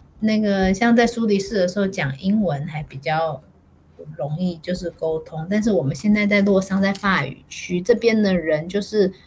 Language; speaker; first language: Chinese; native; Chinese